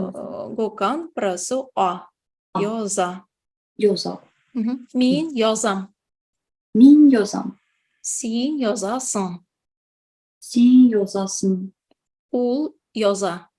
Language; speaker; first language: Japanese; non-native, fluent; Tatar